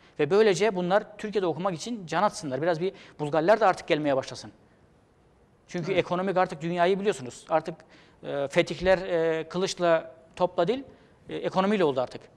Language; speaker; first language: Turkish; native; Turkish